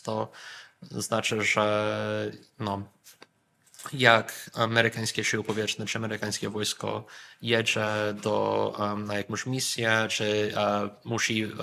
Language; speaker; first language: Polish; early bilingual, heritage; Polish